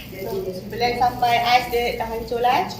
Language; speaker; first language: Malay; native; Malay